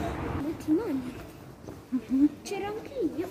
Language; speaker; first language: Italian; native; Italian